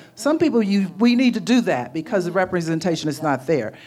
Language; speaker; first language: English; native; English